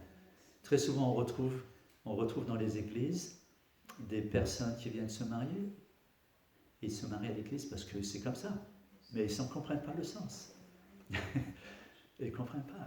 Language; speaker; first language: French; native; French